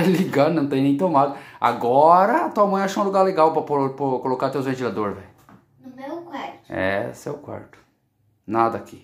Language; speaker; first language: Portuguese; native; Portuguese